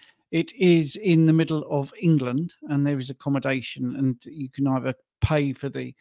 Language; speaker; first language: English; native; English